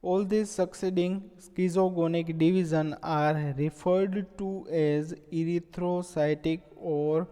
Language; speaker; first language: English; non-native, local second language; Gujarati